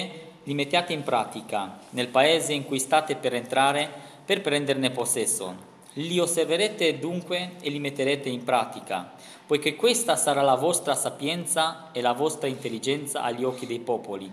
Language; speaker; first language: Italian; non-native, fluent; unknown